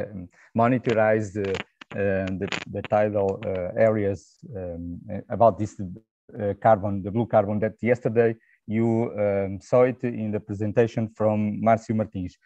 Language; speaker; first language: English; non-native, fluent; Portuguese